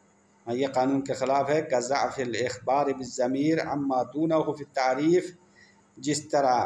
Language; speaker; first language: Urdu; non-native, local second language; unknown